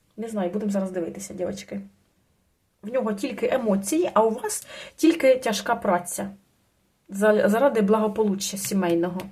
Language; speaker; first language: Ukrainian; non-native, local second language; Russian